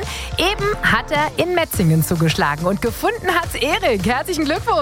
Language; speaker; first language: German; native; German